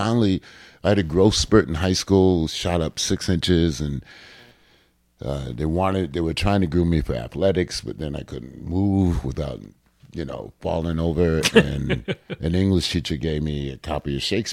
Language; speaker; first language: English; native; English